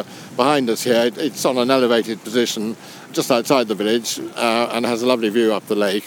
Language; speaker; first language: English; native; English